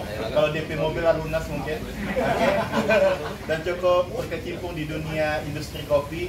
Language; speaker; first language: Indonesian; native; Indonesian